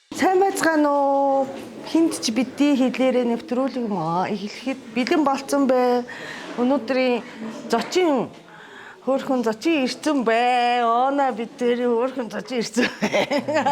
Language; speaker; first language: Mongolian; non-native, fluent; Japanese